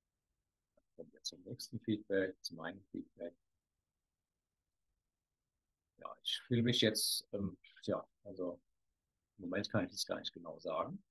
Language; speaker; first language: German; native; German